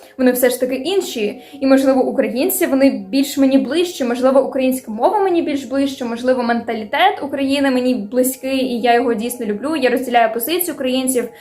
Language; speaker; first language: Ukrainian; non-native, local second language; Russian